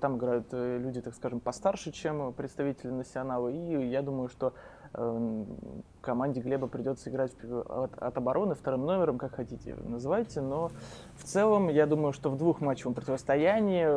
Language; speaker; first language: Russian; native; Russian